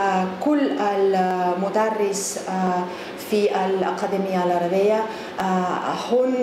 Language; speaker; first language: Arabic; non-native, learner; Spanish